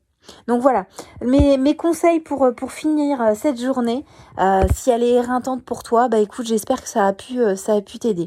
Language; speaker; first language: French; native; French